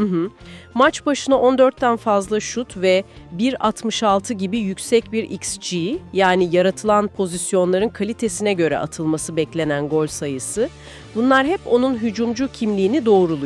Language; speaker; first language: Turkish; native; Turkish